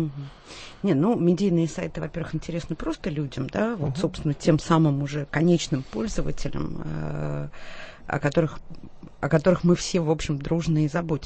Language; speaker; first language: Russian; native; Russian